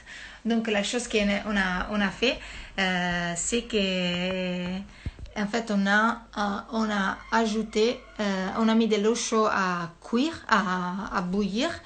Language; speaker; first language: French; non-native, fluent; Italian